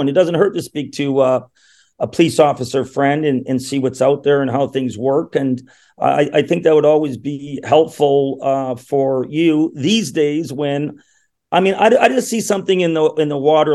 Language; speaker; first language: English; native; English